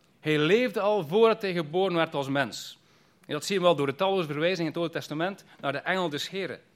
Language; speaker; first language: Dutch; native; Dutch